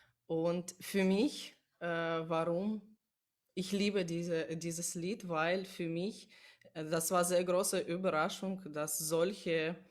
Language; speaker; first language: German; non-native, learner; Russian